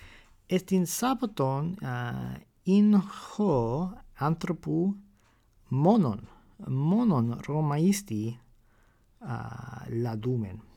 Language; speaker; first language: Greek; non-native, fluent; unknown